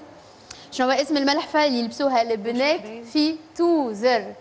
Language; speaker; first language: Arabic; native; Arabic